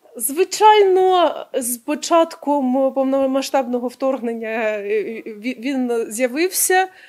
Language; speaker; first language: Ukrainian; non-native, local second language; Russian